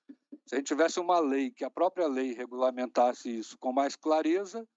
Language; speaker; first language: Portuguese; native; Portuguese